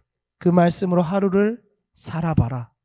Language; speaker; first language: Korean; native; Korean